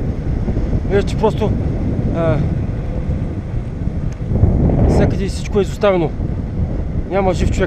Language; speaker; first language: Bulgarian; native; Bulgarian